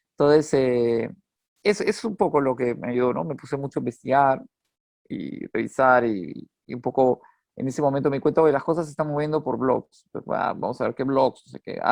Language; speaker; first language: Spanish; native; Spanish